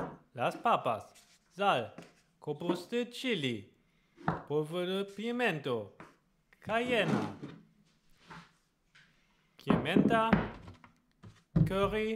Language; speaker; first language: Spanish; non-native, learner; German